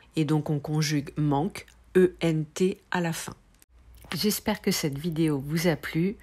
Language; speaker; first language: French; native; French